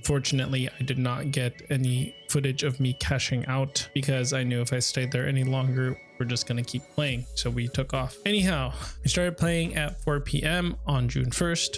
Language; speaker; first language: English; native; English